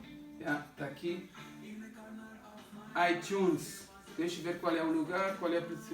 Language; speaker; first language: Portuguese; non-native, local second language; Kabuverdianu